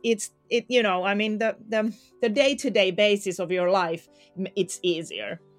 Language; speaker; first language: English; non-native, fluent; Finnish